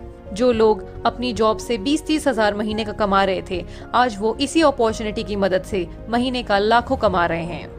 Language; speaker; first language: Hindi; native; Hindi